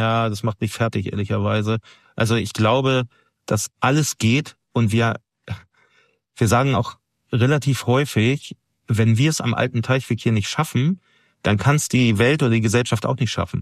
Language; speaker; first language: German; native; German